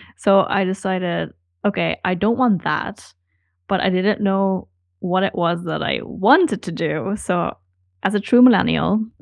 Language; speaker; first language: English; non-native, fluent; Dutch